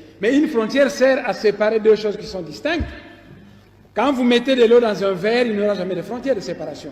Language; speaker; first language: French; non-native, local second language; Kongo